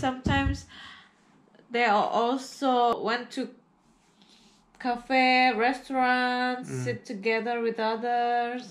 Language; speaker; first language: English; non-native, learner; Indonesian